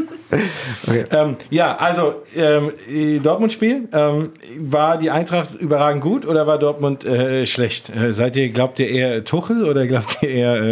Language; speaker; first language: German; native; German